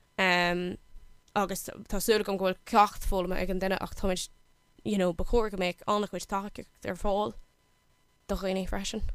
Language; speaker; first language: Irish; non-native, local second language; English